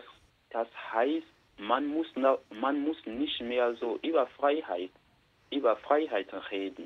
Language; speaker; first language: German; non-native, learner; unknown